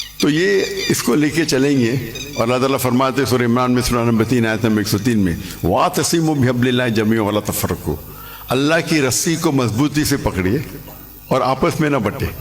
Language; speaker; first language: Urdu; non-native, local second language; Konkani